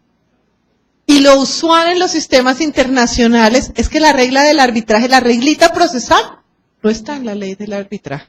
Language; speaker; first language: Spanish; native; Spanish